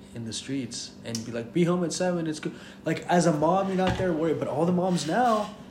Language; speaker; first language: English; non-native, fluent; Spanish